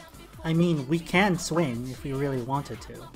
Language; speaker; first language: English; native; English